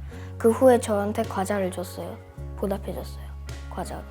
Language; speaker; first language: Korean; early bilingual, other home language; Russian